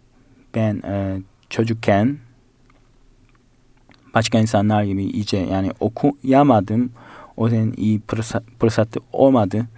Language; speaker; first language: Turkish; non-native, fluent; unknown